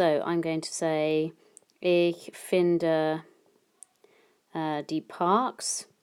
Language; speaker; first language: German; non-native, fluent; English